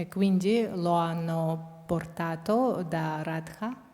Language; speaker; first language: Italian; non-native, fluent; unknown